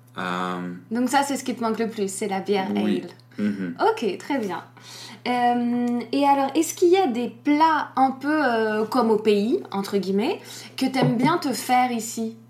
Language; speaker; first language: French; native; French